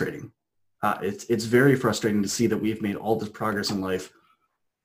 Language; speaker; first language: English; native; English